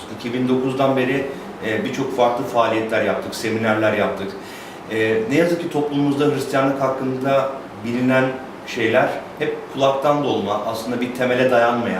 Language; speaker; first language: Turkish; native; Turkish